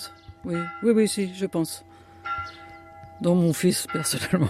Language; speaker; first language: French; native; French